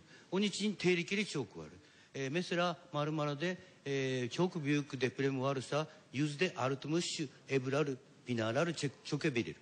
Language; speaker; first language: Turkish; non-native, learner; Japanese